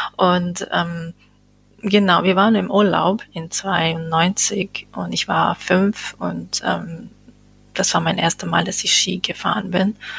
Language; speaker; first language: German; non-native, fluent; Bosnian